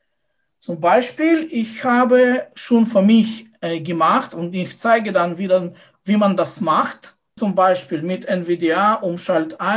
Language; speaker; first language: German; non-native, fluent; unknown